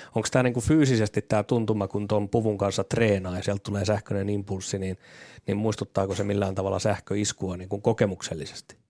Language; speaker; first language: Finnish; native; Finnish